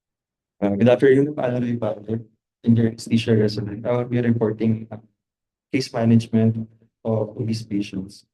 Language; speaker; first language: English; non-native, local second language; Filipino